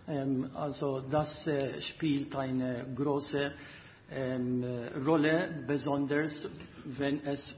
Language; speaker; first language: German; non-native, fluent; Maltese